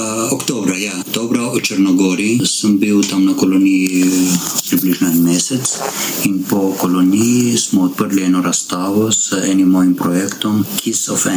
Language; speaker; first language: Slovenian; non-native, learner; Armenian